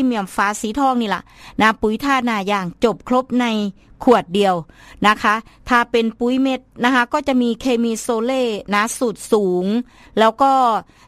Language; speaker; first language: Thai; non-native, local second language; Northeastern Thai